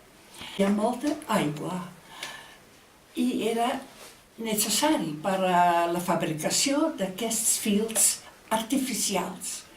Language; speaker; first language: Catalan; non-native, fluent; Dutch